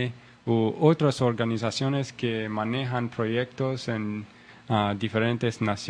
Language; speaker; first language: Spanish; non-native, learner; English